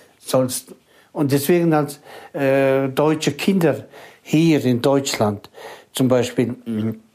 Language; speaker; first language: German; early bilingual, heritage; Russian